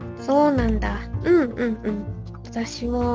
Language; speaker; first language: Japanese; non-native, learner; Malay